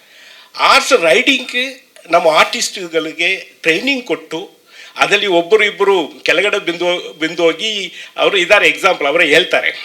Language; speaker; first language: Kannada; non-native, learner; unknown